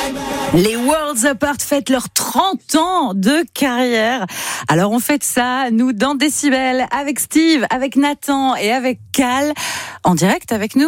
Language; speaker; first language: French; native; French